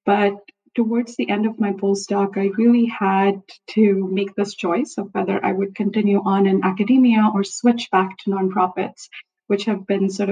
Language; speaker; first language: English; non-native, local second language; Hindi